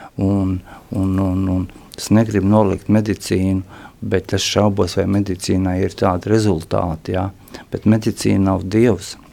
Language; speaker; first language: Latvian; non-native, local second language; Russian